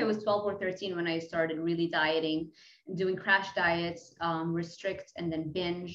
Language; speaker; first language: English; non-native, fluent; Arabic